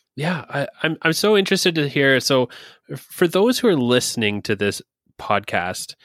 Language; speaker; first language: English; native; English